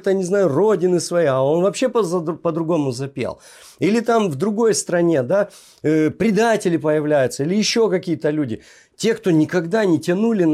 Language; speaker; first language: Russian; native; Russian